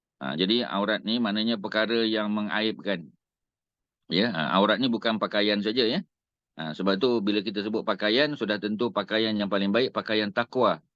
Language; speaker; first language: Malay; native; Malay